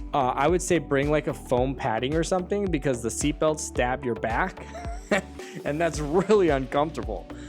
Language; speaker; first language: English; native; English